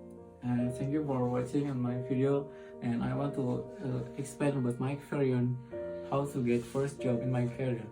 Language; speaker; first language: English; non-native, learner; Indonesian